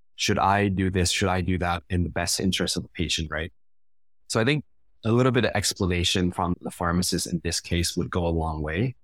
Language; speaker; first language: English; non-native, fluent; Khmer